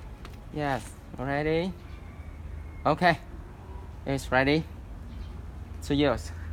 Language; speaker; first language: English; non-native, learner; Vietnamese